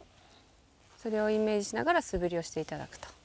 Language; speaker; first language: Japanese; native; Japanese